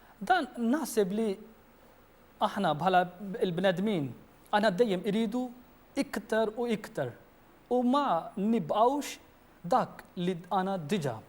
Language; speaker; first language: Maltese; non-native, fluent; Urdu